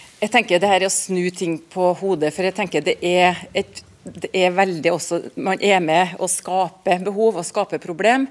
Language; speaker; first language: Norwegian; native; Norwegian